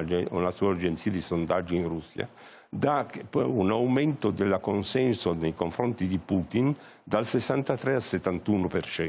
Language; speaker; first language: Italian; native; Italian